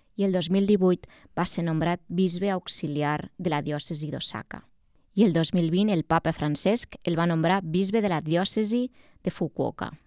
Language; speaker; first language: Catalan; native; Catalan